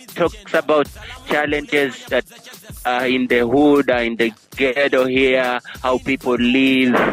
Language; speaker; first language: English; non-native, local second language; Giryama